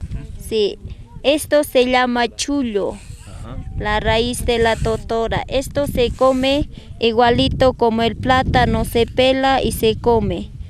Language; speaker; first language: Spanish; non-native, local second language; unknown